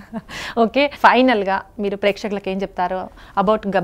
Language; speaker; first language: Telugu; native; Telugu